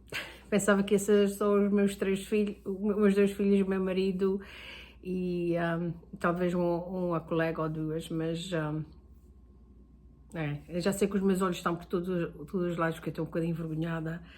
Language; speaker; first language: Portuguese; early bilingual, heritage; Portuguese